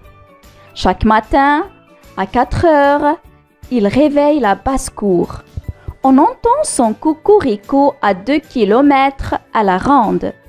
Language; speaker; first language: French; non-native, local second language; Arabic